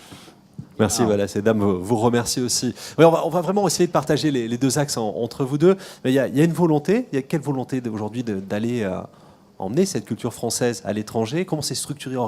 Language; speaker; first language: French; native; French